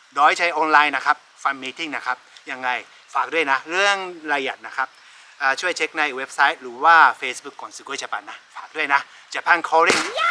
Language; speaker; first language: Thai; non-native, fluent; Japanese